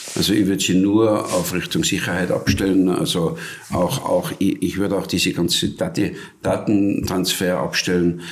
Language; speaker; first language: German; native; German